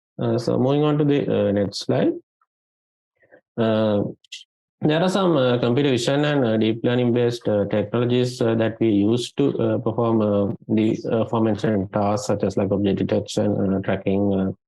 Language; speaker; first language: English; non-native, local second language; Sinhala